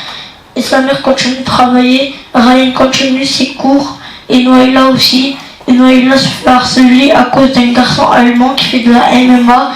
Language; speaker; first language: French; native; French